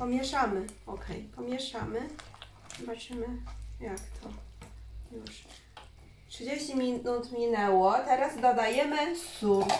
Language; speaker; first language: Polish; non-native, learner; Chinese